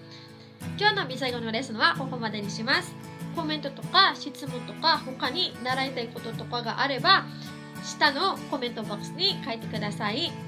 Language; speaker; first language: Japanese; non-native, fluent; Cebuano